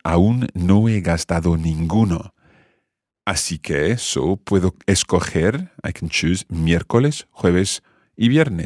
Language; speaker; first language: Spanish; non-native, fluent; English